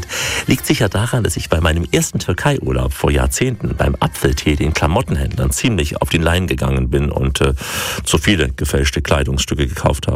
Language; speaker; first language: German; native; German